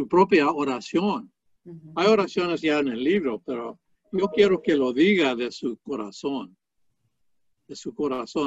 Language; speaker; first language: Spanish; non-native, fluent; English